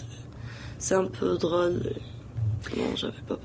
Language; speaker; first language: French; non-native, local second language; Arabic